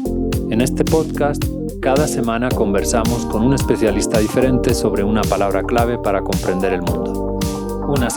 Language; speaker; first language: Spanish; native; Spanish